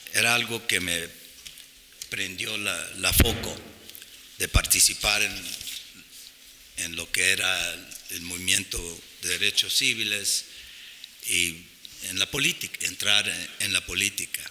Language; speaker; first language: Spanish; non-native, fluent; English